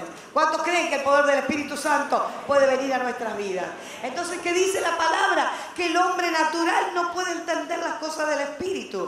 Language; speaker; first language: Spanish; native; Spanish